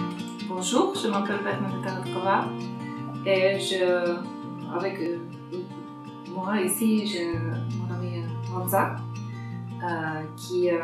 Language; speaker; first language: French; non-native, fluent; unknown